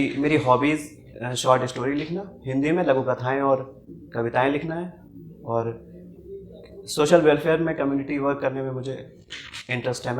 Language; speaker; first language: Hindi; native; Hindi